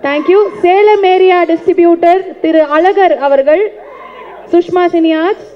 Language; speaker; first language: Tamil; native; Tamil